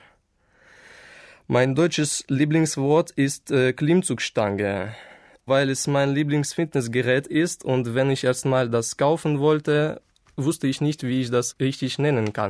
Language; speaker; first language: German; non-native, fluent; Ukrainian